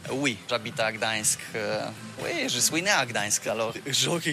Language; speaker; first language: French; non-native, learner; Polish